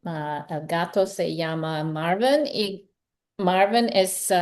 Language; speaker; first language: Spanish; non-native, learner; English